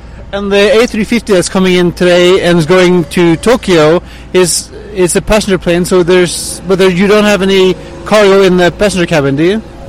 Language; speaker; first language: English; non-native, fluent; Norwegian